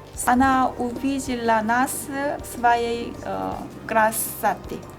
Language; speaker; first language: Russian; non-native, learner; Kazakh